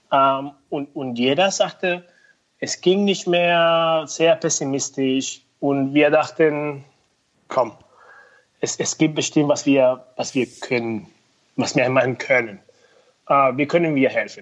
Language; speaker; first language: German; non-native, fluent; Spanish